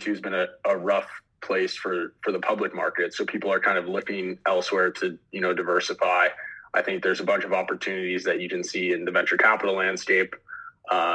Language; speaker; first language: English; native; English